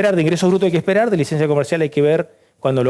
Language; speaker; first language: Spanish; native; Spanish